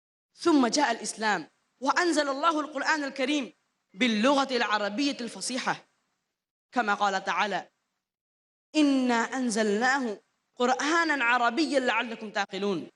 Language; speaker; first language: Arabic; non-native, learner; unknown